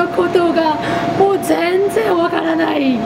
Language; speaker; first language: Japanese; non-native, learner; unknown